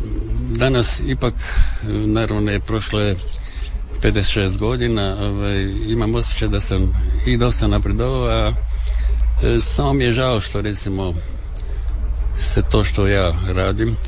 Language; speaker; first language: Serbian; native; Serbian